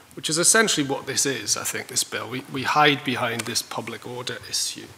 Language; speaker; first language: English; native; English